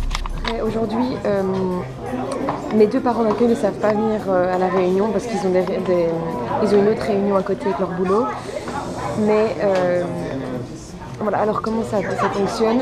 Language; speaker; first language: French; native; French